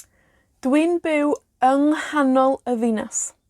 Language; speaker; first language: Welsh; non-native, fluent; Spanish